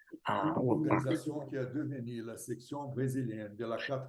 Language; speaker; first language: French; non-native, fluent; Portuguese